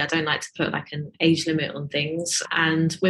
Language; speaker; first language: English; native; English